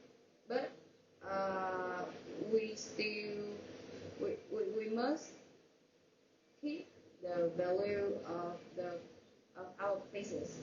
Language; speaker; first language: English; non-native, learner; Vietnamese